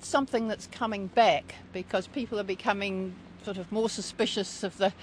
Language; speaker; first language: English; native; English